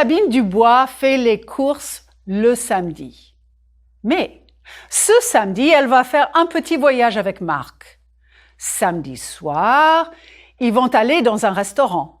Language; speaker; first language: French; non-native, fluent; English